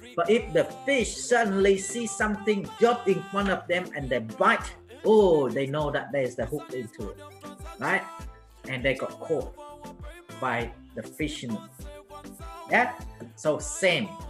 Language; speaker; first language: English; non-native, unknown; Vietnamese